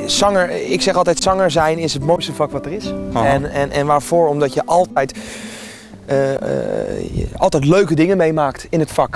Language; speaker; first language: Dutch; native; Dutch